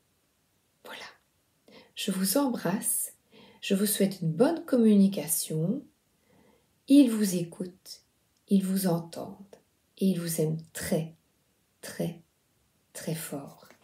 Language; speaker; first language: French; native; French